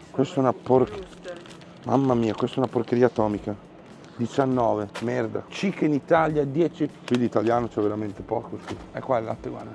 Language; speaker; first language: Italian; native; Italian